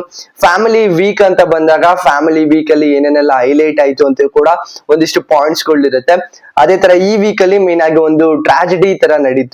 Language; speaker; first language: Kannada; native; Kannada